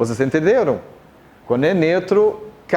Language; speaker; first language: Portuguese; non-native, fluent; German